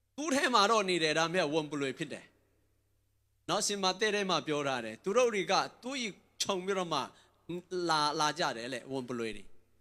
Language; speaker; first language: Burmese; non-native, local second language; Tedim Chin